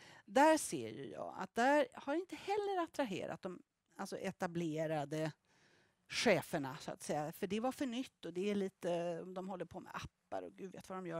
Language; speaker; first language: Swedish; native; Swedish